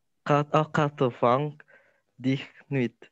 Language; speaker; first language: French; non-native, learner; Indonesian